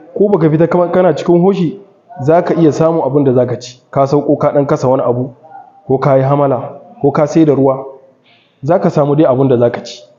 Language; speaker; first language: Hausa; early bilingual, heritage; Hausa